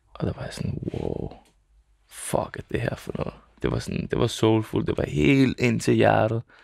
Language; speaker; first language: Danish; early bilingual, other home language; Serbian